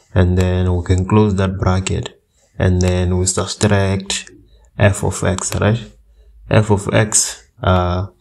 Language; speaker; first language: English; native; English